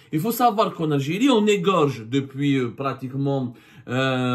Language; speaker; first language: French; non-native, local second language; Arabic